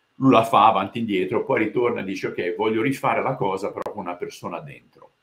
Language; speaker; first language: Italian; early bilingual, heritage; Italian